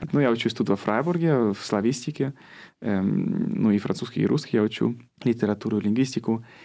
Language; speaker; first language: Russian; early bilingual, heritage; Russian